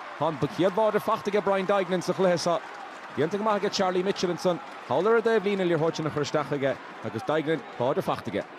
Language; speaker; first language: Irish; native; Irish